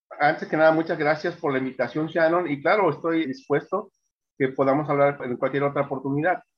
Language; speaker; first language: Spanish; native; Spanish